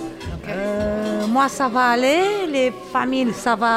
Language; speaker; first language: French; non-native, learner; Romanian